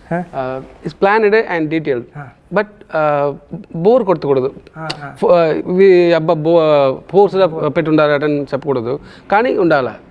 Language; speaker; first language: Telugu; non-native, local second language; Tamil